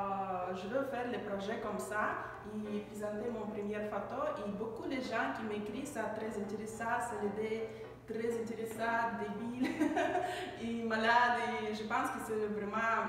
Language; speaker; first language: French; non-native, learner; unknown